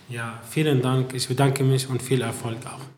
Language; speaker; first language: German; non-native, fluent; Arabic